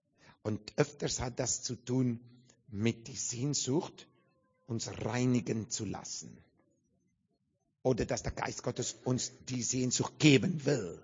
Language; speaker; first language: German; non-native, fluent; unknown